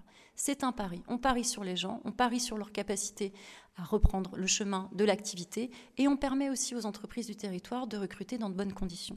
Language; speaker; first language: French; native; French